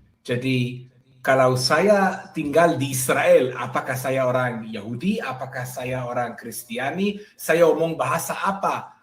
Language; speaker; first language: Indonesian; non-native, fluent; Hebrew